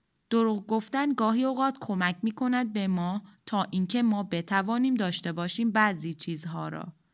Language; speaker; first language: Persian; native; Persian